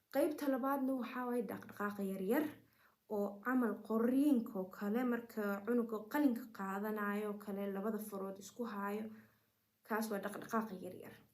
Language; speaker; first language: Somali; early bilingual, heritage; Somali